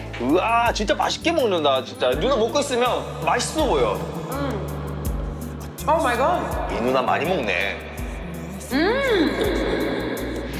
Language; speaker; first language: Korean; non-native, learner; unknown